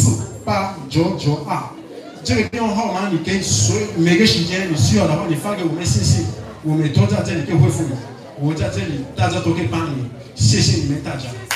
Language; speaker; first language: Chinese; non-native, learner; French